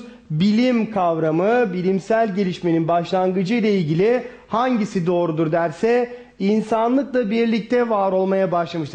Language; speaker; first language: Turkish; native; Turkish